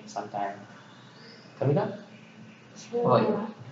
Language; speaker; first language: English; non-native, local second language; Malay